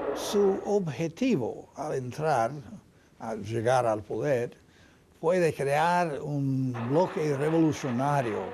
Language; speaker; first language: Spanish; non-native, fluent; English